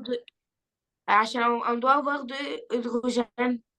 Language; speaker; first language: French; non-native, learner; Arabic